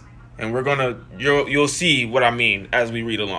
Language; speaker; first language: English; native; English